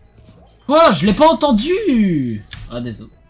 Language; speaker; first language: French; native; French